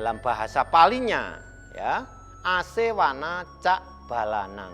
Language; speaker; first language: Indonesian; native; Indonesian